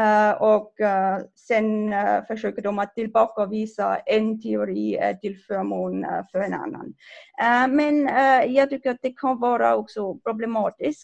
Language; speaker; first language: Swedish; non-native, fluent; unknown